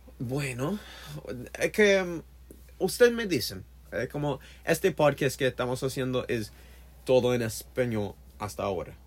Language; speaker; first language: Spanish; non-native, learner; English